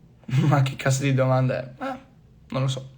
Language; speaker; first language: Italian; non-native, fluent; English